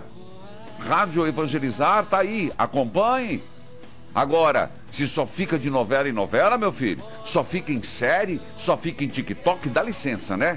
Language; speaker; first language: Portuguese; native; Portuguese